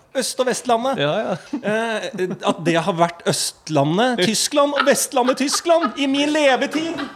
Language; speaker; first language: Norwegian; native; Norwegian